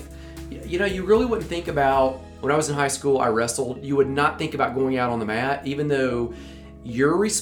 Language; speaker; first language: English; native; English